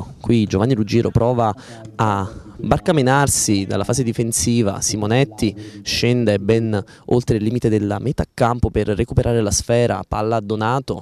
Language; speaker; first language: Italian; native; Italian